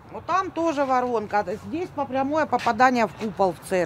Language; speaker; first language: Russian; native; Russian